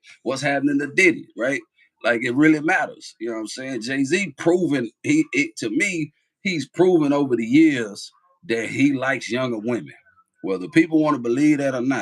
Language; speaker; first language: English; native; English